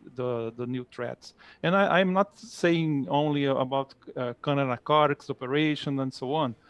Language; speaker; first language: English; non-native, fluent; Portuguese